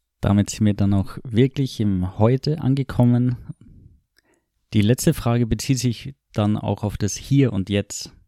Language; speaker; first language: German; native; German